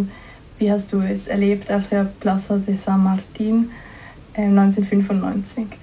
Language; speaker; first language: German; native; German